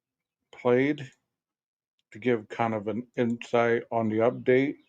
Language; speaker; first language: English; native; English